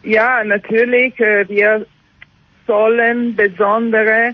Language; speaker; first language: German; non-native, learner; Italian